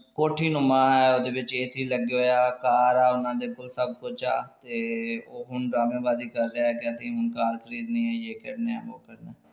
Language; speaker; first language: Urdu; non-native, local second language; Punjabi